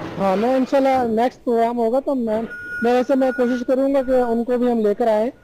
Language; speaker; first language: Urdu; native; Urdu